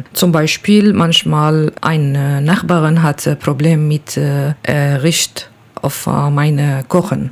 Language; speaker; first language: German; non-native, learner; Kurdish